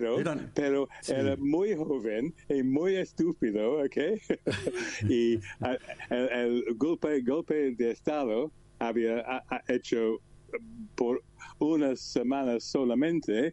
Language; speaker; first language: Spanish; non-native, learner; English